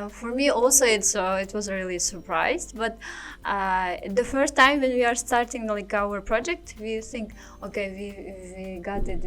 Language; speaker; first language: English; non-native, learner; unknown